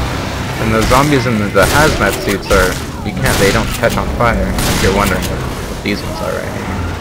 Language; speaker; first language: English; native; English